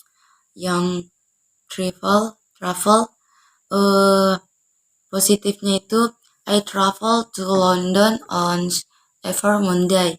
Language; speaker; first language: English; non-native, learner; Indonesian